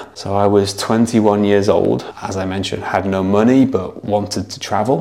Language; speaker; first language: English; native; English